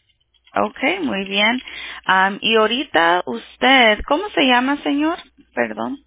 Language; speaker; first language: Spanish; early bilingual, heritage; Spanish